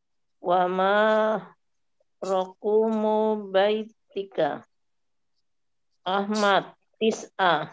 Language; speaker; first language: Arabic; non-native, learner; Indonesian